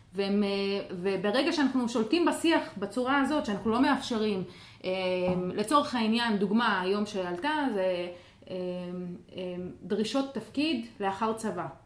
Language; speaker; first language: Hebrew; non-native, local second language; Arabic